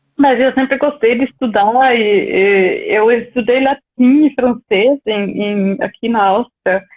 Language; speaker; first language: Portuguese; non-native, fluent; German